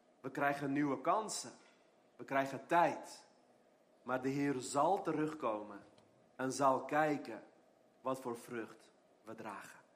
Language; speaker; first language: Dutch; non-native, fluent; Armenian